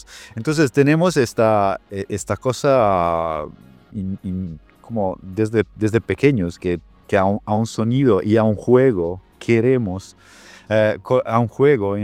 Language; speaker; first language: Spanish; non-native, fluent; Italian